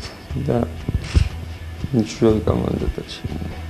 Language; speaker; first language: Russian; non-native, learner; Georgian